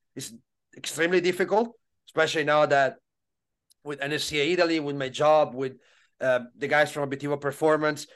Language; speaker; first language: English; non-native, fluent; Italian